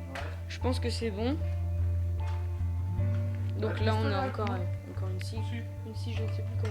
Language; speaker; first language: French; native; French